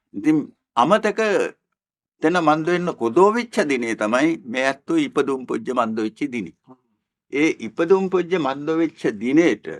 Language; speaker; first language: Sinhala; native; Sinhala